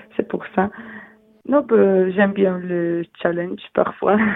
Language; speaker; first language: French; non-native, learner; Polish